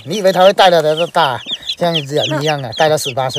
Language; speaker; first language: Chinese; native; Chinese